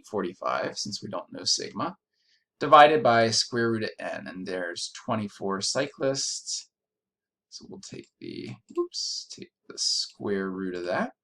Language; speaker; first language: English; native; English